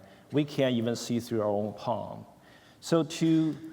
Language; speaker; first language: English; non-native, fluent; Chinese